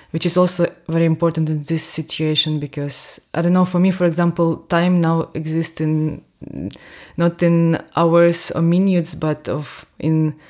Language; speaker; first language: English; non-native, fluent; Ukrainian